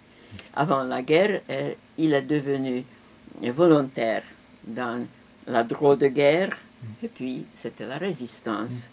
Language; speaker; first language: French; non-native, fluent; Hungarian